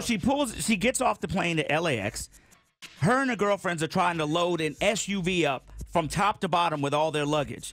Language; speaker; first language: English; native; English